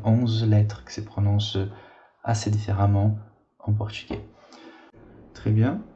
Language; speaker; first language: French; non-native, fluent; Portuguese